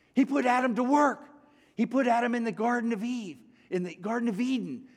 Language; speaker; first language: English; native; English